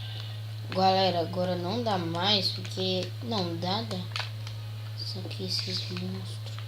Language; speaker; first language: Portuguese; native; Portuguese